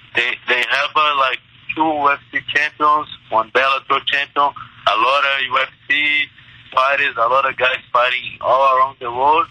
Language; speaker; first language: English; non-native, fluent; Portuguese